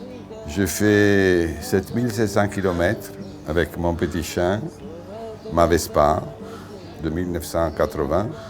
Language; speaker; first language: French; non-native, fluent; Italian